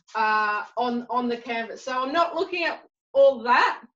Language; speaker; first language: English; native; English